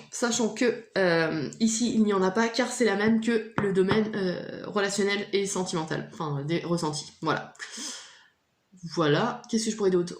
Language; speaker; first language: French; native; French